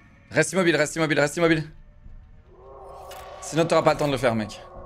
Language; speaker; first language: French; native; French